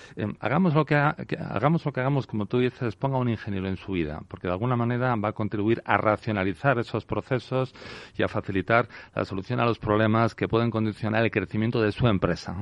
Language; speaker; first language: Spanish; native; Spanish